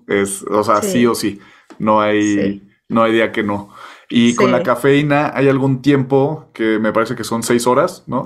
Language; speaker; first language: Spanish; native; Spanish